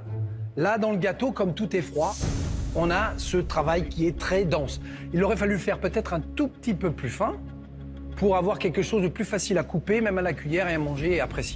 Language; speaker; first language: French; native; French